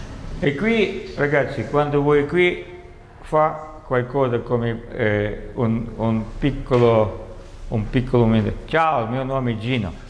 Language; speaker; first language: Italian; non-native, learner; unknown